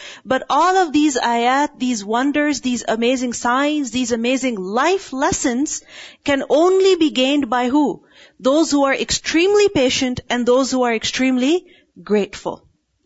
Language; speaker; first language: English; non-native, local second language; Urdu